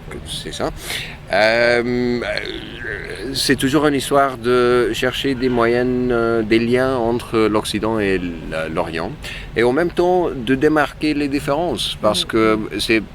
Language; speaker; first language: French; non-native, fluent; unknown